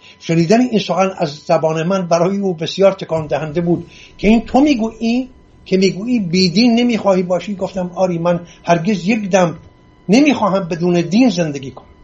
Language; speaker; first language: Persian; non-native, local second language; Assyrian Neo-Aramaic